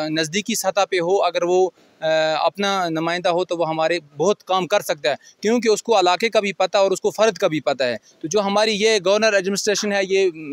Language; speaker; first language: Urdu; non-native, local second language; Kashmiri